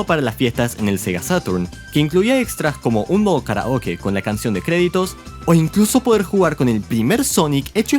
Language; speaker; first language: Spanish; native; Spanish